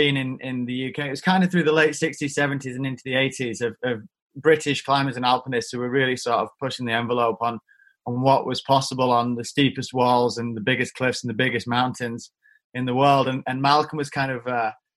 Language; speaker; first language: English; native; English